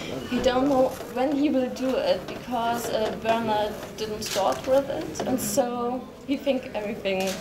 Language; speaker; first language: English; non-native, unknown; German